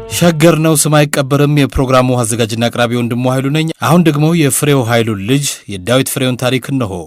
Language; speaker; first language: Amharic; native; Amharic